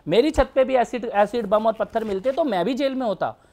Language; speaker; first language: Hindi; native; Hindi